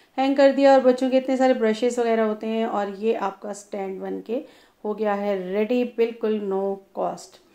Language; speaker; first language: Urdu; non-native, local second language; Punjabi